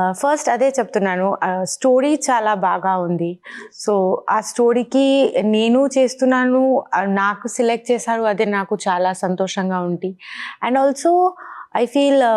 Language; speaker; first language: Telugu; non-native, learner; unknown